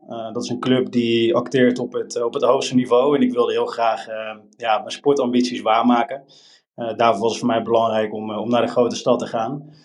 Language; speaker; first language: Dutch; native; Dutch